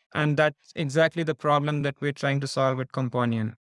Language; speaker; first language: English; non-native, local second language; Telugu